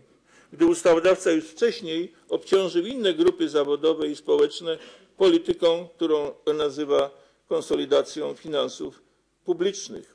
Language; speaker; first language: Polish; native; Polish